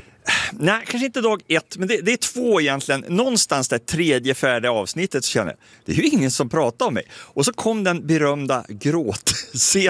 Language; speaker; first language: Swedish; native; Swedish